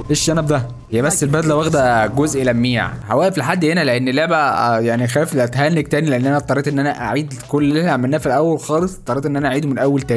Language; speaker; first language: Arabic; native; Arabic